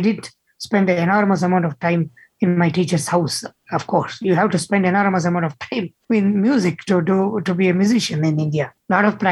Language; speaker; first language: English; non-native, local second language; Kannada